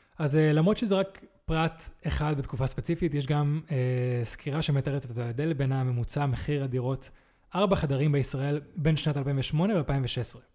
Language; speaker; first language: Hebrew; early bilingual, other home language; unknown